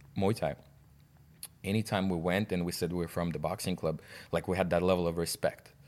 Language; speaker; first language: English; non-native, fluent; Russian